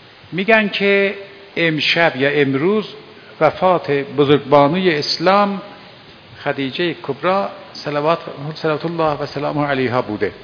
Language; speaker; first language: Persian; native; Persian